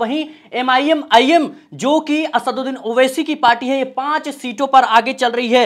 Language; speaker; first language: Hindi; native; Hindi